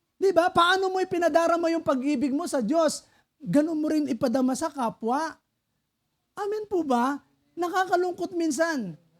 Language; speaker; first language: Filipino; non-native, local second language; Pampanga